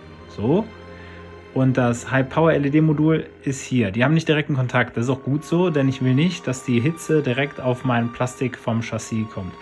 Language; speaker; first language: German; native; German